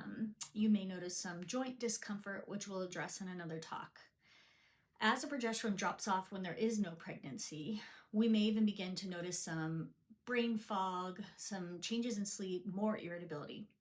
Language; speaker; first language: English; native; English